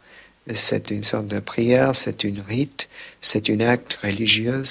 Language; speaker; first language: French; non-native, fluent; English